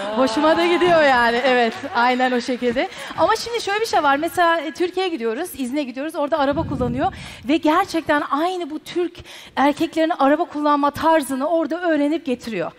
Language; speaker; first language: Turkish; early bilingual, heritage; Turkish